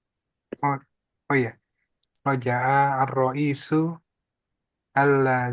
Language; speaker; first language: Arabic; non-native, learner; Indonesian